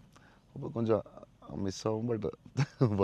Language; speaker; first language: Tamil; non-native, local second language; Telugu